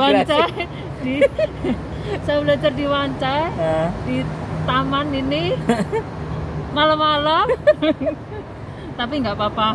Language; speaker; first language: Indonesian; non-native, local second language; Javanese